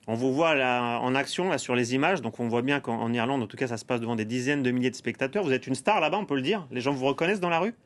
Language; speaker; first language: French; native; French